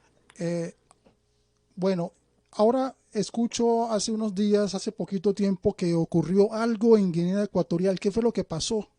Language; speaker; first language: Spanish; native; Spanish